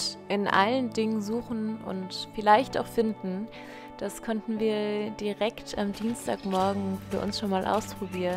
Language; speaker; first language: German; native; German